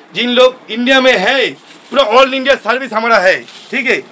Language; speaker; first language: Hindi; non-native, local second language; Bangla